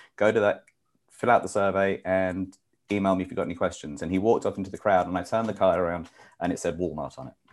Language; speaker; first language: English; native; English